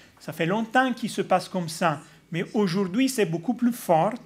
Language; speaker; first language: French; non-native, fluent; Italian